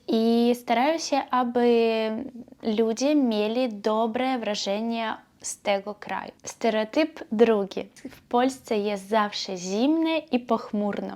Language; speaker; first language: Polish; non-native, learner; Belarusian